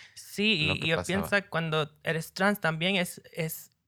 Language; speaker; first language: Spanish; early bilingual, heritage; Spanish